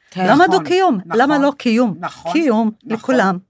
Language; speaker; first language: Hebrew; non-native, local second language; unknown